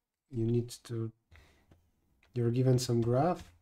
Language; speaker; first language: English; non-native, fluent; Polish